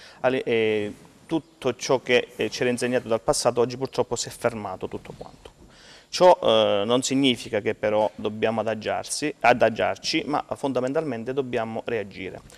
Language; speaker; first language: Italian; native; Italian